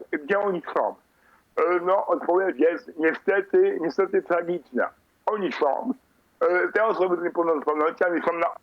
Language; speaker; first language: Polish; non-native, fluent; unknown